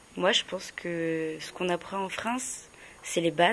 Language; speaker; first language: French; native; French